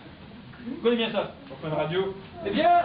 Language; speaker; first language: French; native; French